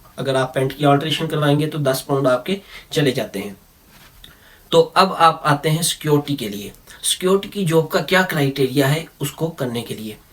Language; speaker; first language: Urdu; non-native, local second language; Punjabi